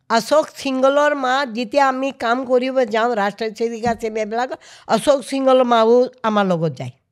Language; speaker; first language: Assamese; non-native, local second language; Hindi